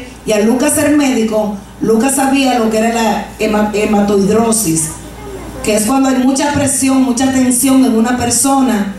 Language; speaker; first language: Spanish; native; Spanish